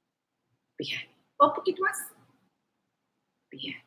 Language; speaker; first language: Spanish; non-native, learner; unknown